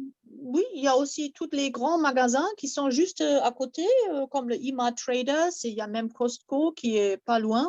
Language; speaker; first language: French; non-native, fluent; German